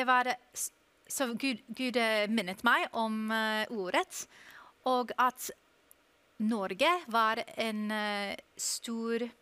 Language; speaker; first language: Norwegian; non-native, learner; English